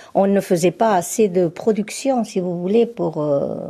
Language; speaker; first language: French; early bilingual, other home language; Spanish